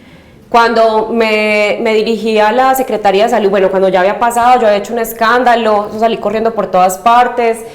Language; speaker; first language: Spanish; native; Spanish